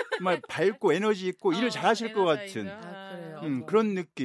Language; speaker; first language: Korean; native; Korean